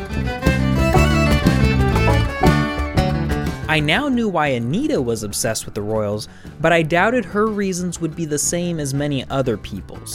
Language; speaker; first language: English; native; English